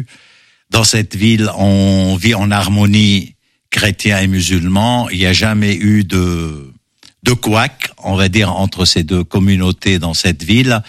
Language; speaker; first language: French; non-native, local second language; Arabic